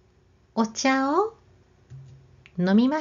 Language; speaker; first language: Japanese; non-native, learner; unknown